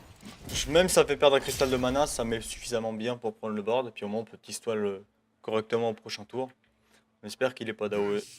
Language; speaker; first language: French; native; French